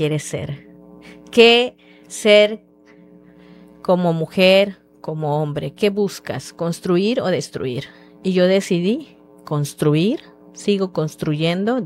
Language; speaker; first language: Spanish; non-native, local second language; Yucateco